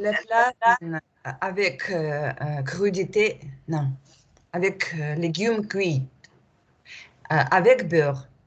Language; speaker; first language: French; non-native, learner; Russian